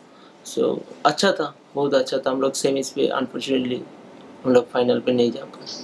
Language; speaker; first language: Hindi; non-native, local second language; Bangla